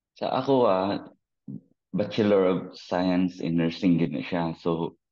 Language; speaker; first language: Cebuano; native; Cebuano